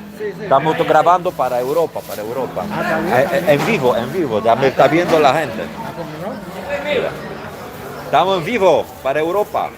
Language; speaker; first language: Spanish; non-native, learner; Polish